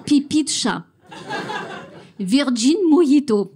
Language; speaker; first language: French; non-native, fluent; Russian